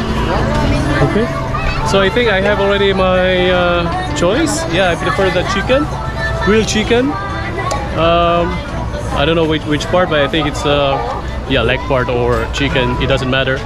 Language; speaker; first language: English; non-native, local second language; Filipino